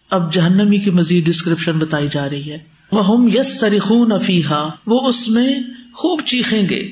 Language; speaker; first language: Urdu; native; Urdu